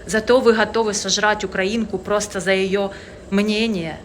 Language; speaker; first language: Ukrainian; non-native, local second language; Russian